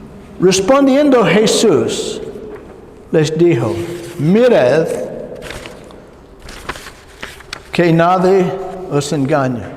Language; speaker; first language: Spanish; non-native, learner; English